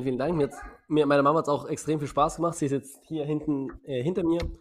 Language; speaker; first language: German; native; German